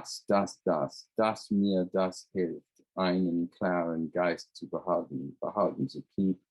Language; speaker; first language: German; non-native, fluent; English